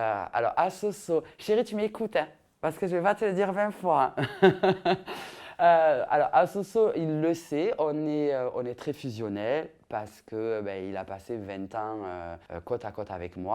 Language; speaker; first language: French; native; French